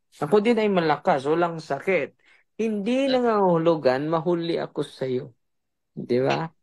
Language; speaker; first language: Filipino; non-native, local second language; Cebuano